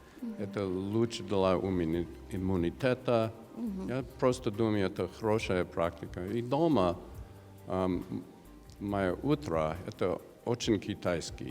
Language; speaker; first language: Russian; non-native, learner; English